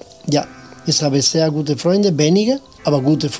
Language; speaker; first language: German; non-native, learner; Spanish